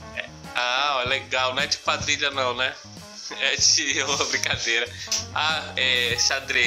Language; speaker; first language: Portuguese; native; Portuguese